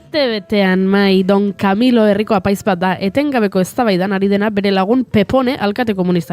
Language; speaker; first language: Basque; native; Basque